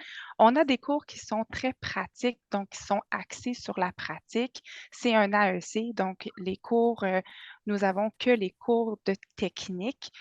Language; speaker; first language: French; native; French